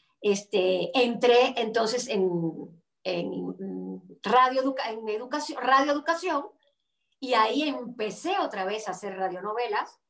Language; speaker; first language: Spanish; native; Spanish